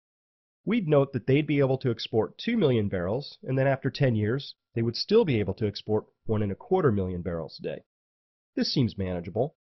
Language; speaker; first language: English; native; English